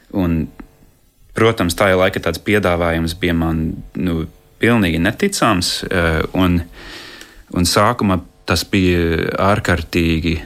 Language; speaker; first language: Latvian; non-native, fluent; English